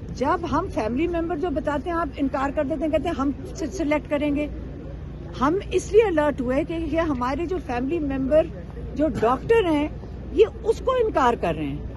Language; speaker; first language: Urdu; native; Urdu